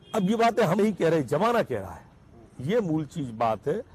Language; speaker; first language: Hindi; native; Hindi